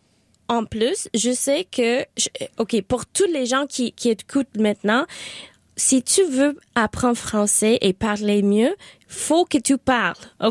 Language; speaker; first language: French; non-native, learner; Spanish